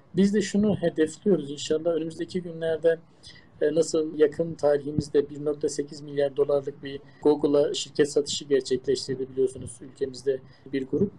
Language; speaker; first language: Turkish; native; Turkish